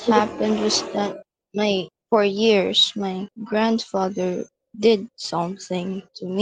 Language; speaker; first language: English; non-native, local second language; Filipino